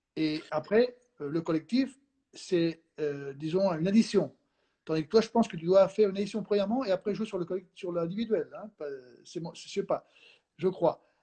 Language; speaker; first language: French; non-native, fluent; Spanish